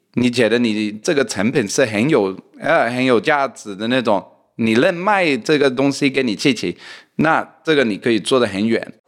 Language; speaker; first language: Chinese; non-native, fluent; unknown